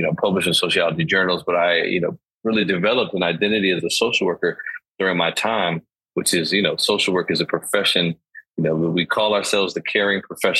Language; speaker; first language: English; native; English